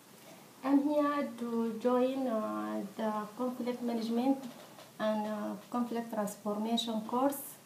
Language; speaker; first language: English; non-native, learner; Arabic